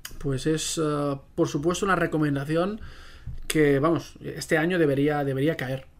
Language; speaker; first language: Spanish; non-native, local second language; Catalan